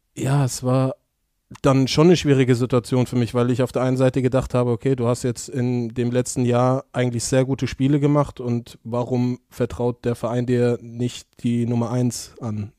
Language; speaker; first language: German; native; German